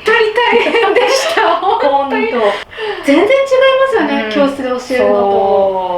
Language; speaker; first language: Japanese; native; Japanese